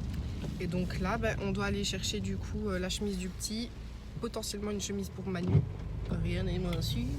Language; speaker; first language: French; native; French